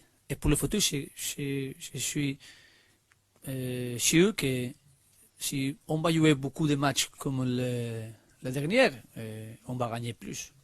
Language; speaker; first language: French; non-native, learner; Spanish